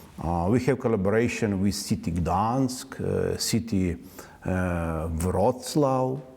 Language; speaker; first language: English; non-native, learner; Ukrainian